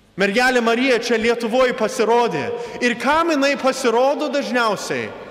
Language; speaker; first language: Lithuanian; early bilingual, heritage; Lithuanian